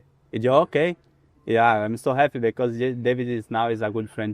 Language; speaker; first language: English; non-native, learner; Portuguese